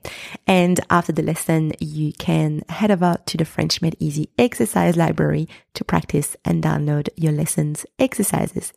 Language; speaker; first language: English; non-native, fluent; French